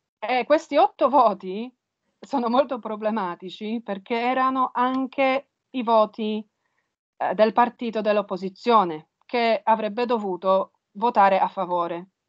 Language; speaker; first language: Italian; non-native, fluent; Polish